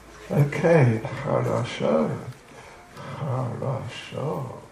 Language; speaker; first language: Russian; non-native, learner; English